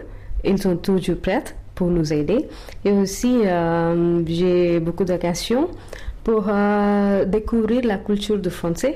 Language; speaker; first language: French; non-native, learner; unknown